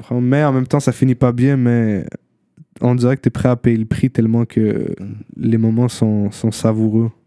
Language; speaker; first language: French; early bilingual, other home language; Arabic